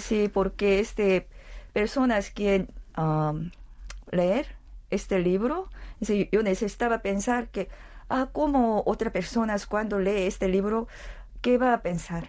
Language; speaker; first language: Spanish; non-native, learner; Korean